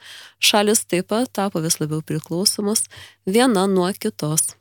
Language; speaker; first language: Lithuanian; native; Lithuanian